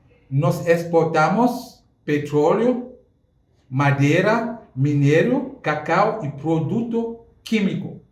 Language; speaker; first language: Portuguese; non-native, fluent; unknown